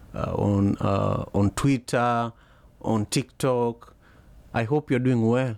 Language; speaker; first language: English; non-native, local second language; Luo (Kenya and Tanzania)